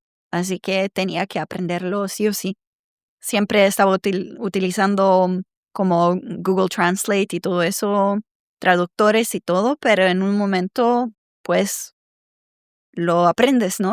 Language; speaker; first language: Spanish; non-native, fluent; Serbian